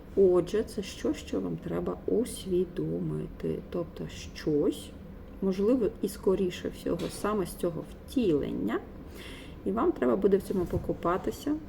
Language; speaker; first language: Ukrainian; non-native, local second language; Russian